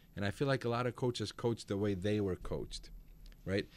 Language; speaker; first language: English; early bilingual, other home language; Macedonian